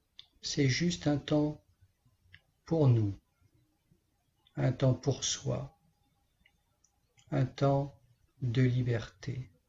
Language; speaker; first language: French; native; French